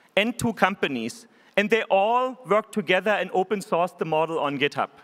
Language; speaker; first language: English; non-native, fluent; German